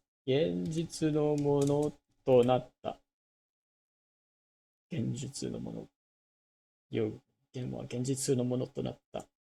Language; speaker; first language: Japanese; non-native, learner; English